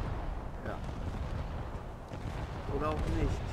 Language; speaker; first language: German; native; German